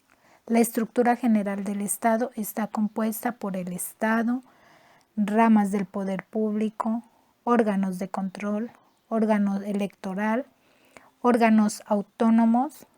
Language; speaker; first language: Spanish; native; Spanish